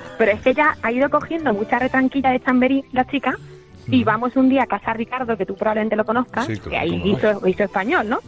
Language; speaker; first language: Spanish; native; Spanish